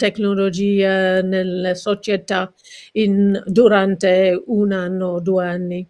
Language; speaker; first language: Italian; non-native, learner; English